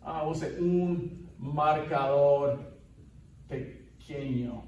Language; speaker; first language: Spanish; non-native, fluent; English